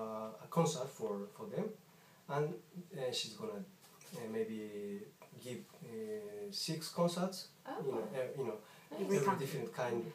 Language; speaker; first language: English; non-native, fluent; Japanese